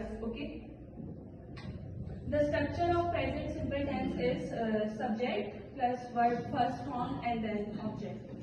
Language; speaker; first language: English; non-native, learner; Urdu